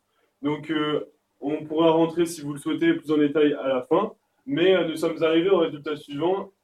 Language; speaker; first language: French; native; French